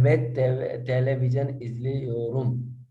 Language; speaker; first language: Turkish; non-native, learner; Urdu